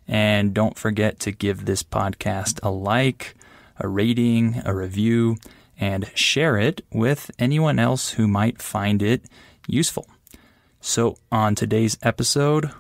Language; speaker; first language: English; native; English